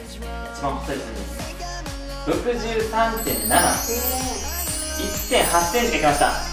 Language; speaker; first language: Japanese; native; Japanese